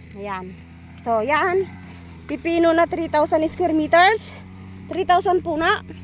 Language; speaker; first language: Filipino; non-native, local second language; Iloko